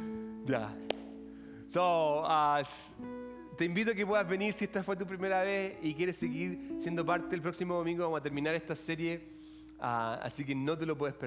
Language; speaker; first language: Spanish; native; Spanish